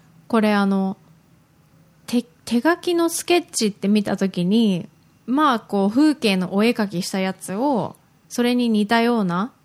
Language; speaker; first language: Japanese; native; Japanese